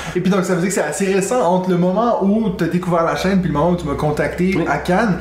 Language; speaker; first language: French; native; French